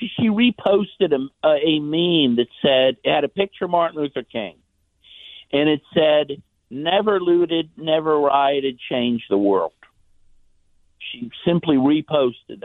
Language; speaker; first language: English; native; English